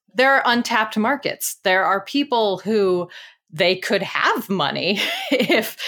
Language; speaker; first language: English; native; English